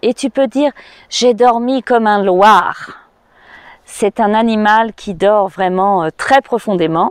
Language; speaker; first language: French; native; French